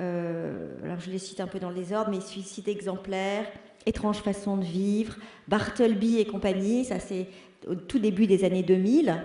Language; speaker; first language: French; native; French